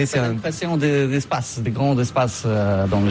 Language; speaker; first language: French; non-native, learner; Polish